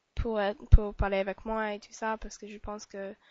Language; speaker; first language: French; non-native, learner; English